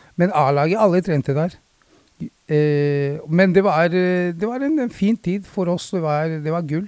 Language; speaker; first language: Norwegian; early bilingual, other home language; Spanish